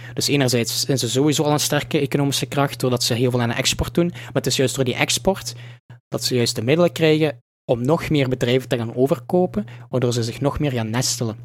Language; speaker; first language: Dutch; native; Dutch